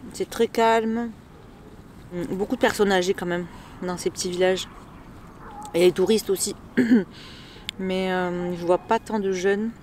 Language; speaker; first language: French; native; French